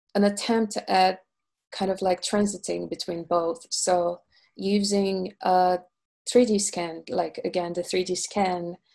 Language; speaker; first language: English; non-native, fluent; Portuguese